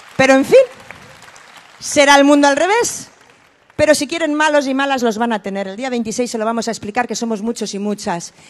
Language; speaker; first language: Spanish; native; Spanish